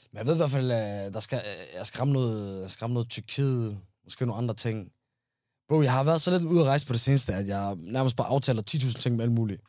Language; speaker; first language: Danish; early bilingual, other home language; Somali